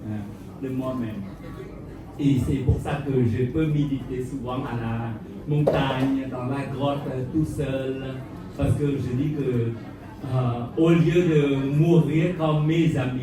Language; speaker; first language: French; non-native, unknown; Khmer